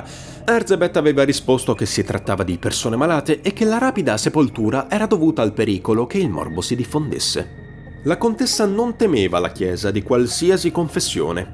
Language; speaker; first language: Italian; native; Italian